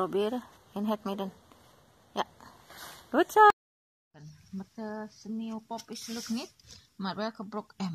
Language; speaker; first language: Dutch; non-native, learner; Indonesian